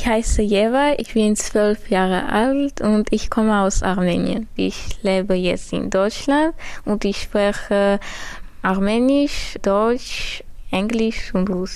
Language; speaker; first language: German; non-native, learner; Armenian